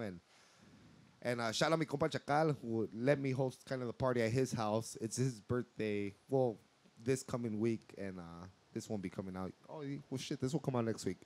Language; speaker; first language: English; early bilingual, other home language; Spanish